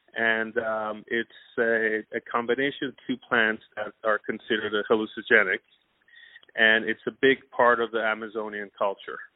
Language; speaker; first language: English; non-native, fluent; Persian